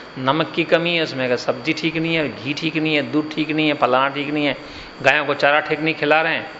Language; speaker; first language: Hindi; non-native, local second language; Gujarati